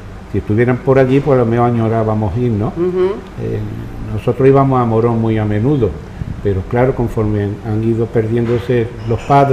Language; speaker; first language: Spanish; native; Spanish